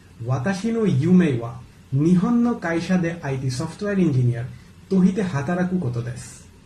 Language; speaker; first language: Japanese; non-native, learner; Bangla